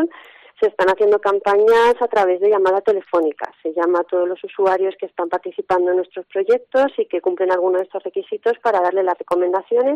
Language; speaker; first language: Spanish; native; Spanish